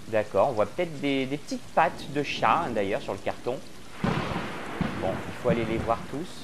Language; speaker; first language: French; native; French